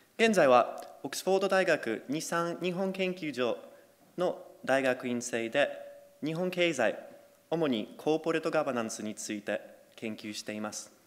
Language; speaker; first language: Japanese; non-native, fluent; Polish